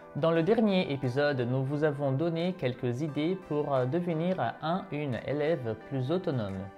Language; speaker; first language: French; non-native, fluent; Portuguese